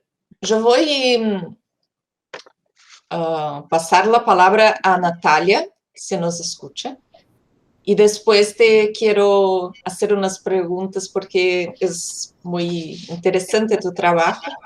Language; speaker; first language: Spanish; non-native, fluent; Portuguese